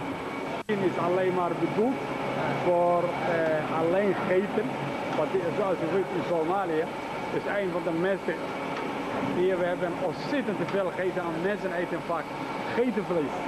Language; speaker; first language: Dutch; non-native, learner; Somali